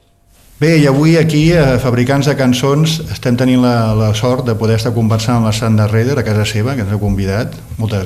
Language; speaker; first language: Catalan; native; Catalan